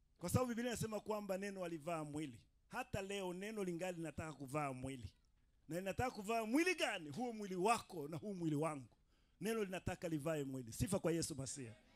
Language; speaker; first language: Swahili; non-native, local second language; Rundi